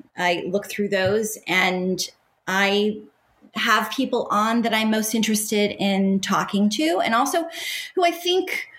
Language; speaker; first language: English; native; English